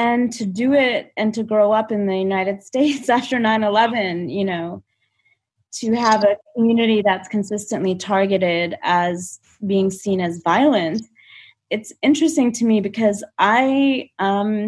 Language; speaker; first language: English; native; English